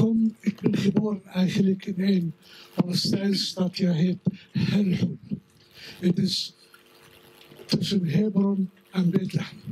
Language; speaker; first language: Dutch; non-native, fluent; Arabic